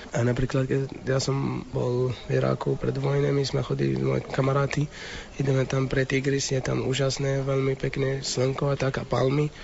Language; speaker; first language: Slovak; non-native, learner; Arabic